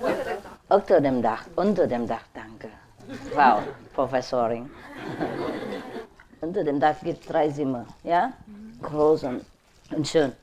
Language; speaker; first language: German; non-native, learner; Vietnamese